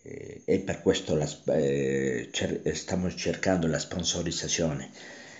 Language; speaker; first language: Italian; non-native, learner; Spanish